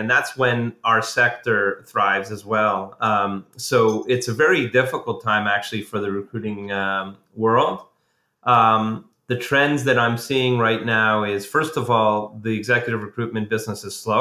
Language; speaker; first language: English; native; English